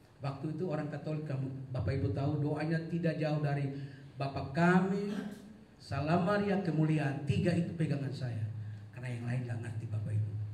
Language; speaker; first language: Indonesian; non-native, local second language; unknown